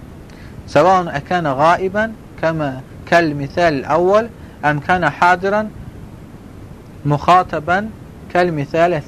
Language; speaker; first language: Arabic; non-native, fluent; Azerbaijani